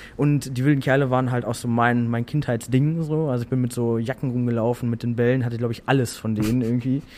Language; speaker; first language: German; native; German